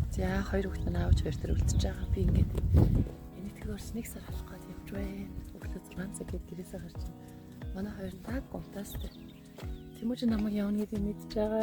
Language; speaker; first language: Mongolian; native; Mongolian